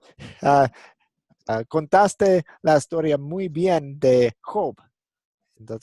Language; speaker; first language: Spanish; non-native, fluent; English